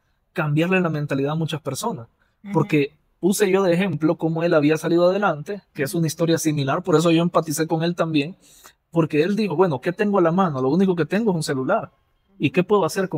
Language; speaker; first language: Spanish; native; Spanish